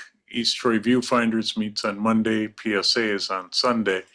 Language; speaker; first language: English; native; English